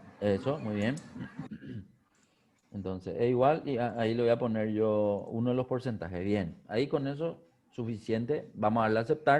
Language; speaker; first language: Spanish; native; Spanish